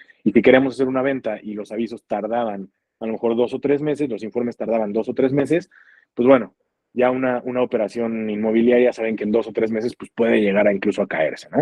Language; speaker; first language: Spanish; native; Spanish